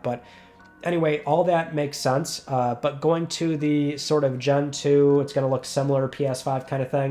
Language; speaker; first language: English; native; English